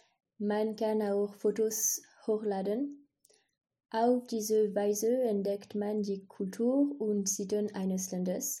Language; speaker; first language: German; non-native, learner; French